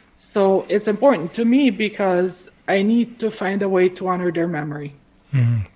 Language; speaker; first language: English; early bilingual, other home language; Croatian